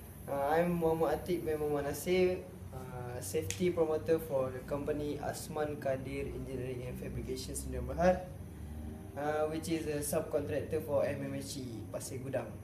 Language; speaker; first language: English; non-native, local second language; Malay